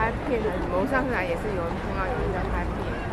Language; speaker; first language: Chinese; native; Chinese